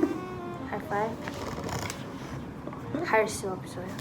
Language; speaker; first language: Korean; non-native, learner; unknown